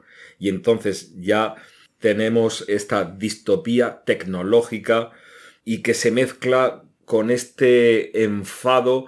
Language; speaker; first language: Spanish; native; Spanish